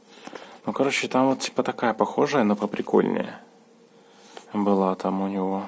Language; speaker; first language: Russian; native; Russian